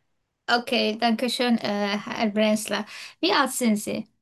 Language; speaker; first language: German; non-native, learner; Turkish